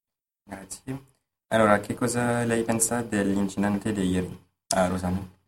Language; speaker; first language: Italian; non-native, learner; French